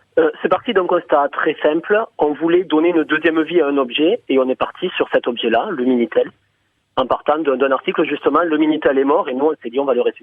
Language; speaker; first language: French; native; French